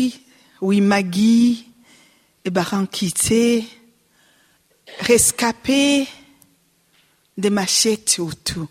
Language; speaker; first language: French; non-native, local second language; Rundi